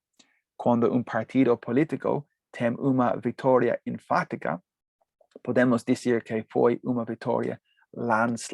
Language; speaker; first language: Spanish; non-native, learner; English